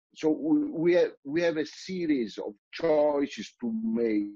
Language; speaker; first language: English; non-native, fluent; Italian